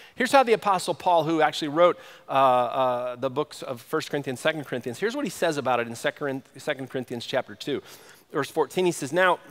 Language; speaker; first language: English; native; English